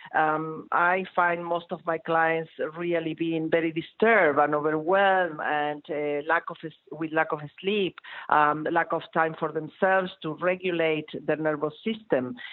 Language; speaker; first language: English; non-native, fluent; Spanish